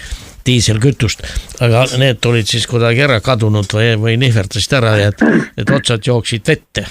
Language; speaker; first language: Estonian; native; Estonian